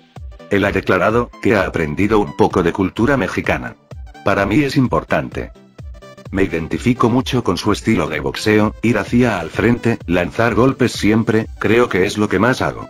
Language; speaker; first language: Spanish; native; Spanish